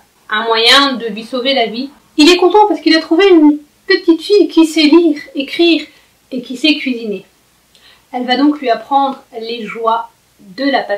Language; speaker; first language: French; native; French